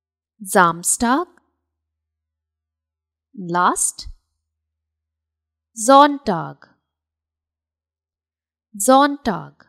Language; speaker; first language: German; non-native, fluent; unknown